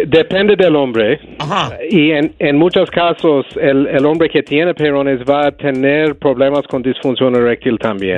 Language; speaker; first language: Spanish; non-native, learner; English